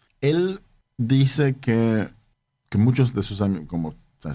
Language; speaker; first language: Spanish; non-native, fluent; Polish